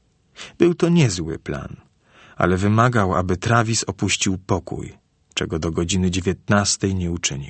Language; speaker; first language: Polish; native; Polish